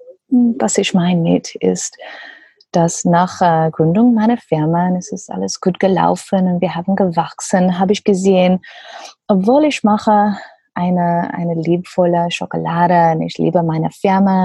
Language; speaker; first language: German; non-native, learner; English